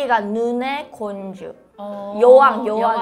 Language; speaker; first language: Korean; non-native, fluent; Japanese